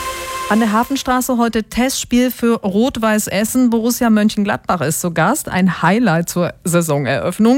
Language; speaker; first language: German; native; German